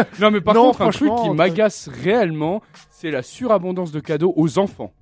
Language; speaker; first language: French; native; French